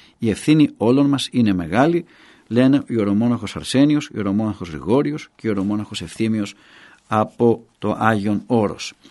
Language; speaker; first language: Greek; native; Greek